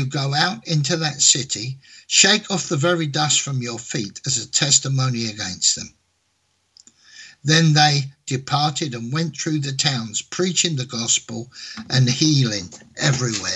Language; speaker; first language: English; native; English